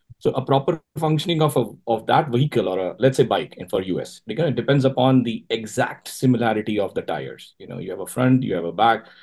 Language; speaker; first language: English; non-native, local second language; Urdu